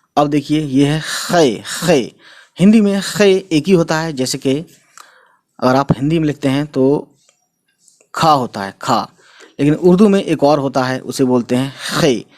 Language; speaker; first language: Hindi; native; Hindi